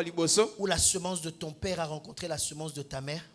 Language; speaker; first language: French; non-native, local second language; Lingala